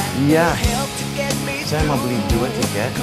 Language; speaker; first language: Indonesian; non-native, fluent; English